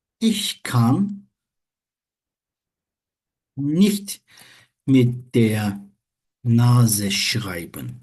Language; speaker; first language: German; non-native, fluent; Turkish